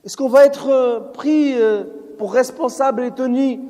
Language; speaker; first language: French; non-native, local second language; Arabic